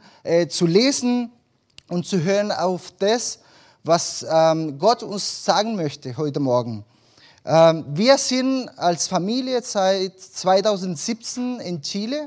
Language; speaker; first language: German; early bilingual, other home language; Spanish